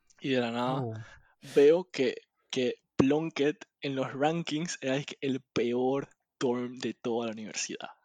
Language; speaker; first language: Spanish; native; Spanish